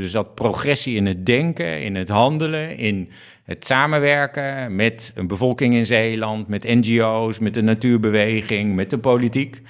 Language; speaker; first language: Dutch; native; Dutch